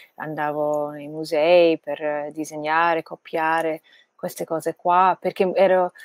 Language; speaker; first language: Italian; non-native, fluent; Bangla